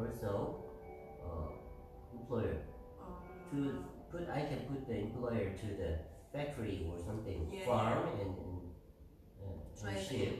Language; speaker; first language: English; non-native, learner; Korean